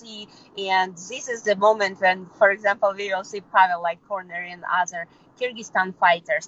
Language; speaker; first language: English; non-native, fluent; Russian